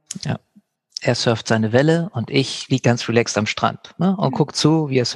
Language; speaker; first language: German; native; German